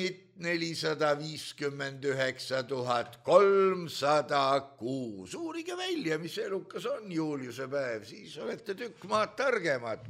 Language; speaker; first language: Estonian; native; Estonian